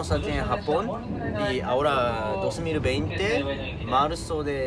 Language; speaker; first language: Spanish; non-native, learner; Japanese